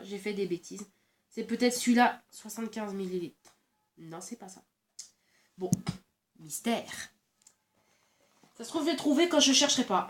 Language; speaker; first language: French; native; French